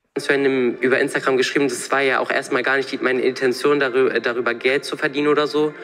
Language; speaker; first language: German; native; German